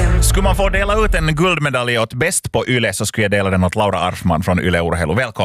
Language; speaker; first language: Swedish; native; Swedish